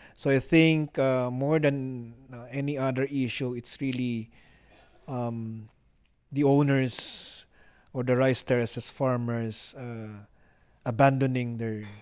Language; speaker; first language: English; non-native, local second language; Filipino